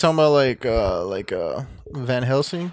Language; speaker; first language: English; native; English